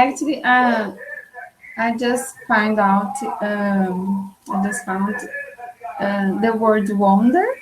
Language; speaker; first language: English; non-native, learner; Portuguese